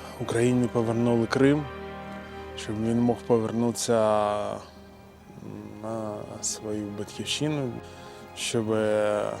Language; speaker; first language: Ukrainian; non-native, local second language; Russian